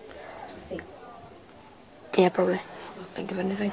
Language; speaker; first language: Spanish; non-native, learner; English